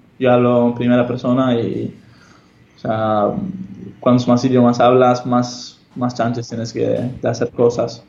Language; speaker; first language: Spanish; non-native, fluent; Hebrew